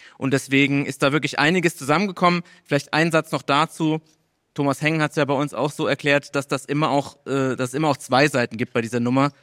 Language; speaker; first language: German; native; German